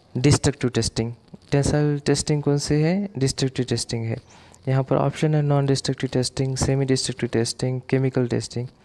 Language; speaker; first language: Hindi; non-native, local second language; Marathi